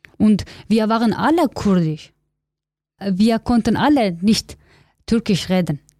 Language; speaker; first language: German; non-native, learner; Kurdish